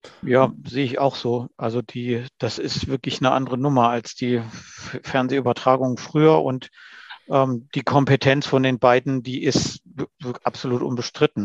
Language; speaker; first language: German; native; German